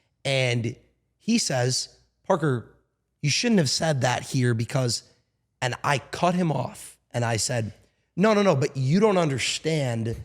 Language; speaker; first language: English; native; English